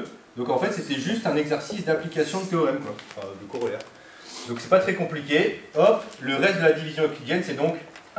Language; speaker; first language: French; native; French